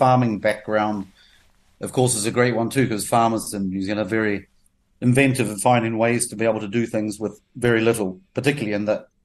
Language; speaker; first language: English; native; English